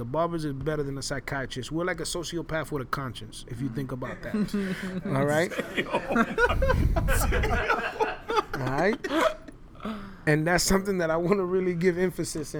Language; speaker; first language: English; early bilingual, other home language; Spanish